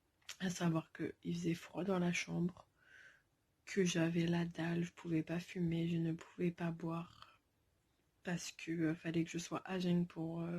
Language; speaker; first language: French; native; French